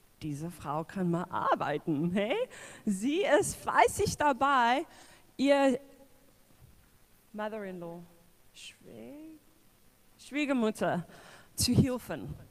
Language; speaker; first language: German; non-native, fluent; English